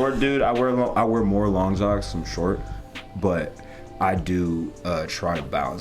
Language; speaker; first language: English; native; English